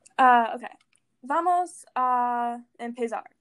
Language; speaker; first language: Spanish; non-native, learner; English